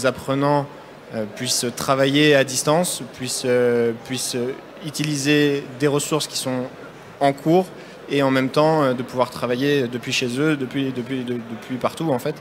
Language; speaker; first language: French; native; French